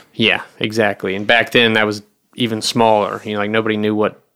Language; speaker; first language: English; native; English